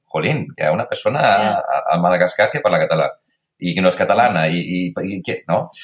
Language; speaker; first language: Catalan; non-native, fluent; Icelandic